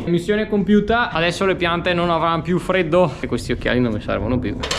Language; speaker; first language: Italian; native; Italian